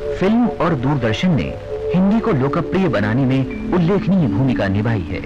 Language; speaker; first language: Hindi; native; Hindi